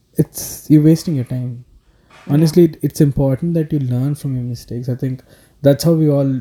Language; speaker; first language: English; non-native, local second language; Telugu